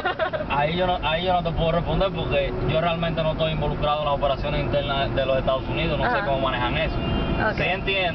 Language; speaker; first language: Spanish; native; Spanish